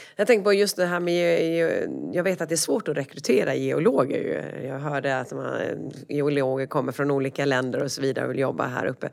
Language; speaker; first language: Swedish; native; Swedish